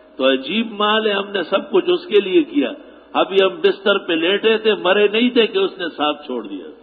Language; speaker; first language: Urdu; non-native, local second language; Pashto